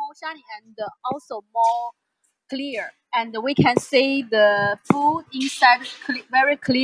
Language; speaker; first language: English; non-native, fluent; Chinese